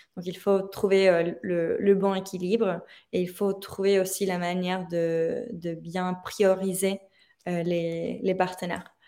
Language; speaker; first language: French; non-native, fluent; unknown